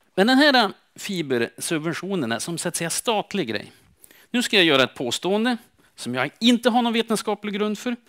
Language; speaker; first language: Swedish; native; Swedish